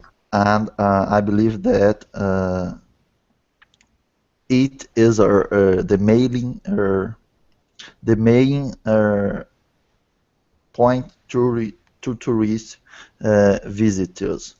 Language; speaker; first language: English; non-native, learner; Portuguese